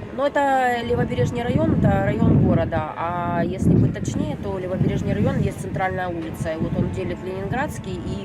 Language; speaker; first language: Russian; native; Russian